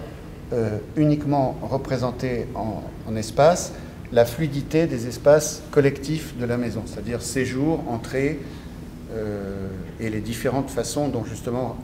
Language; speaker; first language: French; native; French